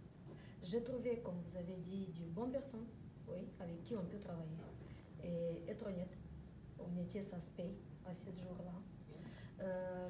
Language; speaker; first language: French; non-native, learner; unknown